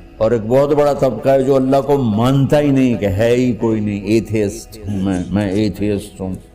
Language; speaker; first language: Urdu; non-native, local second language; Punjabi